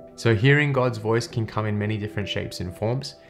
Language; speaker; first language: English; native; English